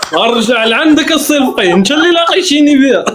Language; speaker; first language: Arabic; native; Arabic